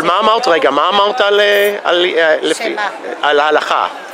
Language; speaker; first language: Hebrew; non-native, fluent; English